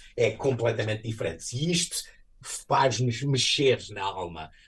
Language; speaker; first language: Portuguese; native; Portuguese